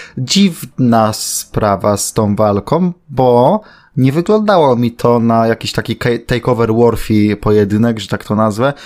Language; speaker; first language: Polish; native; Polish